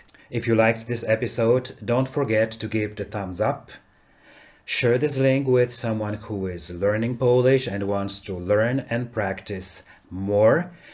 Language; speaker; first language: English; non-native, fluent; Polish